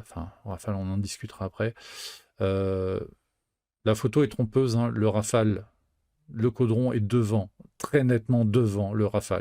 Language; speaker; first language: French; native; French